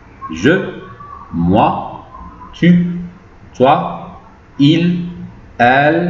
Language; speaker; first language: French; non-native, fluent; Arabic